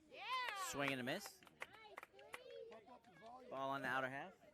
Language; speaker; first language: English; native; English